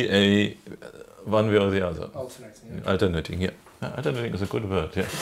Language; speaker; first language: English; non-native, fluent; German